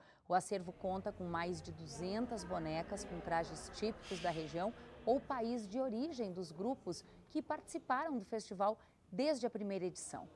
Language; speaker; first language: Portuguese; native; Portuguese